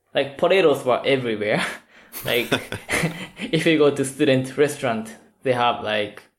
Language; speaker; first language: English; non-native, fluent; Japanese